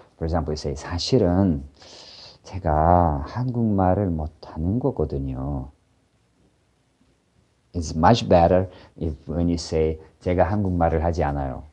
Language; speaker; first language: Korean; non-native, fluent; Ukrainian